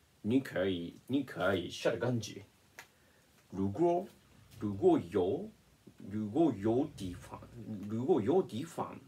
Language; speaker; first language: Chinese; non-native, learner; Japanese